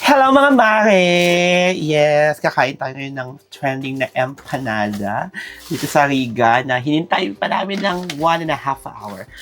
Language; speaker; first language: Filipino; non-native, local second language; Iloko